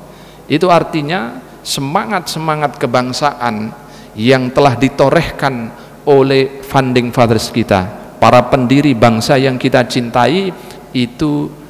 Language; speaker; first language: Indonesian; native; Indonesian